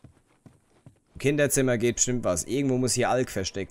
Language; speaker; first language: German; native; German